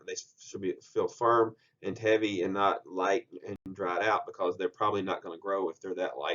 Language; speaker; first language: English; native; English